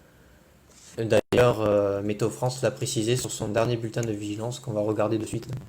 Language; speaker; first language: French; native; French